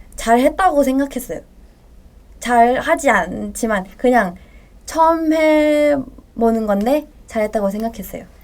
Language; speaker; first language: Korean; non-native, fluent; Thai